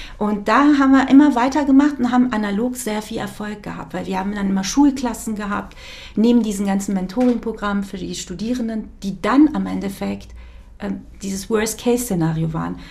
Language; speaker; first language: German; early bilingual, other home language; Kurdish